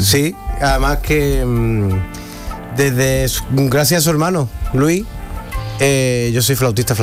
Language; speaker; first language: Spanish; native; Spanish